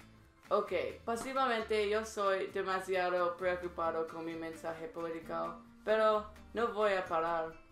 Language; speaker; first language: Spanish; non-native, learner; English